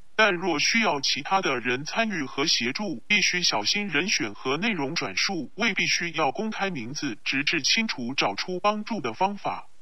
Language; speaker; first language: Chinese; non-native, local second language; Cantonese